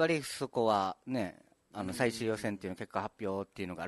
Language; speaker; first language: Japanese; native; Japanese